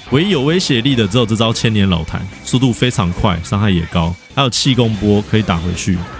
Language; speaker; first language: Chinese; native; Chinese